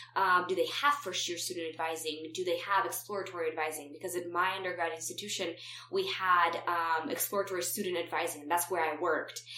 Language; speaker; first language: English; non-native, fluent; Romanian